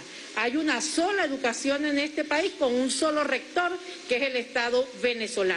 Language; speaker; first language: Spanish; native; Spanish